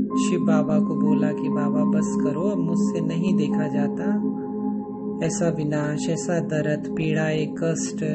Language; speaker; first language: Hindi; native; Hindi